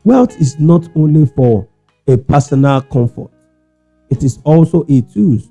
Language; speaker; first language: English; non-native, local second language; Yoruba